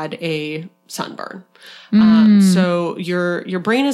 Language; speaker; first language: English; native; English